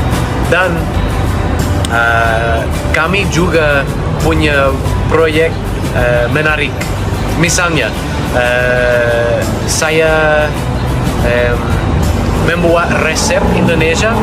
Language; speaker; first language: Indonesian; non-native, learner; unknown